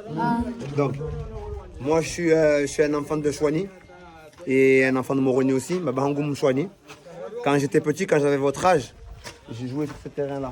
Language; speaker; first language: French; native; French